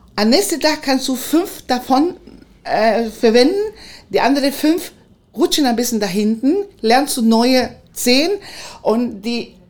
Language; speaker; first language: German; non-native, fluent; Spanish